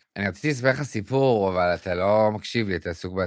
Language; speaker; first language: Hebrew; native; Hebrew